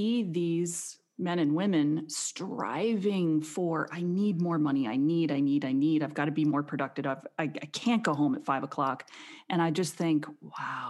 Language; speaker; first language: English; native; English